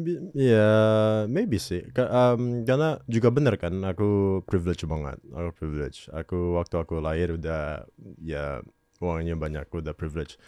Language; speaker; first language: Indonesian; non-native, local second language; English